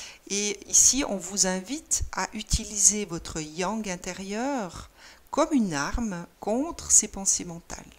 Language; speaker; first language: French; native; French